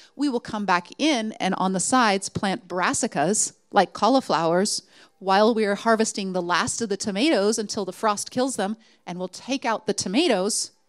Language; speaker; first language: English; native; English